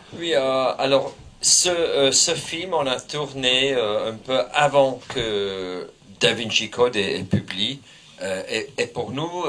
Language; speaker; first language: French; non-native, fluent; English